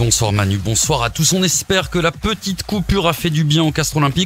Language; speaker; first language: French; native; French